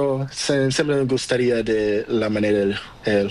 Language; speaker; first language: Spanish; non-native, learner; Portuguese